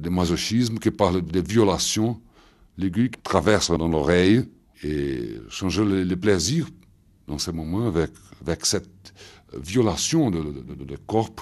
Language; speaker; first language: French; non-native, fluent; Portuguese